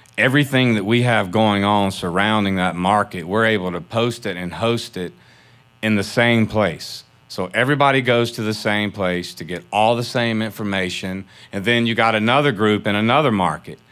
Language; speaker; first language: English; native; English